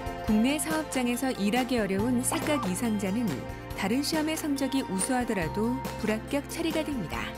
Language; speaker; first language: Korean; native; Korean